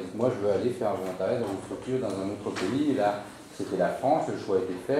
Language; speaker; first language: French; native; French